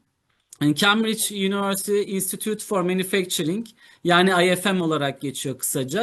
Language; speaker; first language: Turkish; native; Turkish